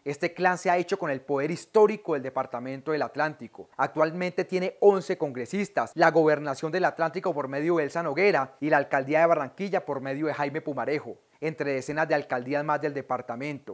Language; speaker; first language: Spanish; native; Spanish